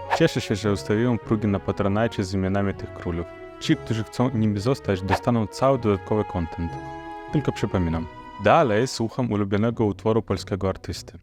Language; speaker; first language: Polish; non-native, fluent; Romanian